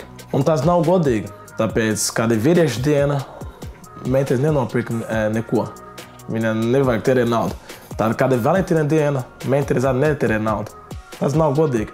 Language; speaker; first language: Latvian; non-native, learner; Portuguese